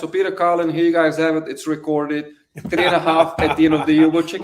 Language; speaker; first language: English; native; English